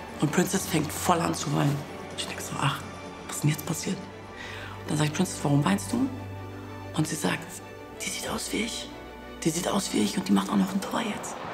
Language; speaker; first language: German; early bilingual, other home language; Kurdish